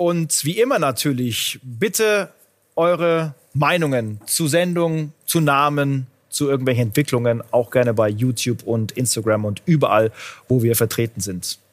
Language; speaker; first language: German; native; German